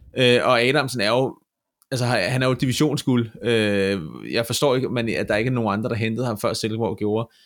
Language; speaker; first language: Danish; native; Danish